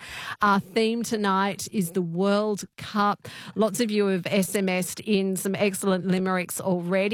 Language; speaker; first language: English; native; English